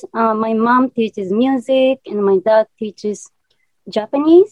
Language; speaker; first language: English; non-native, fluent; Japanese